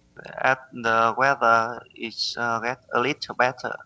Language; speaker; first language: English; non-native, learner; Vietnamese